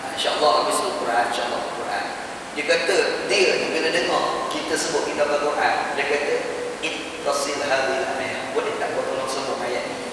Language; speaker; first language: Malay; native; Malay